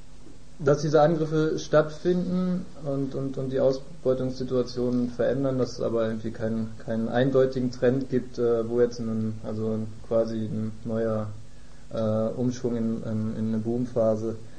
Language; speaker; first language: German; native; German